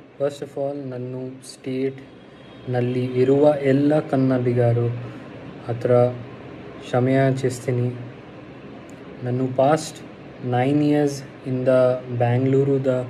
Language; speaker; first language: Kannada; non-native, learner; Hindi